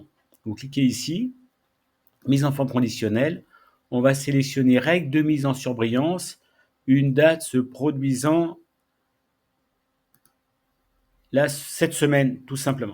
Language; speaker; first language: French; native; French